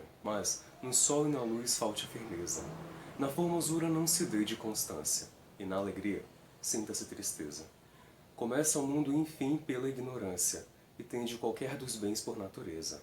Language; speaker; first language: Portuguese; native; Portuguese